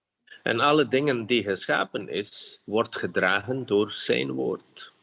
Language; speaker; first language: Dutch; non-native, fluent; Indonesian